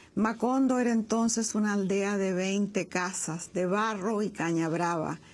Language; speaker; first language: Spanish; native; Spanish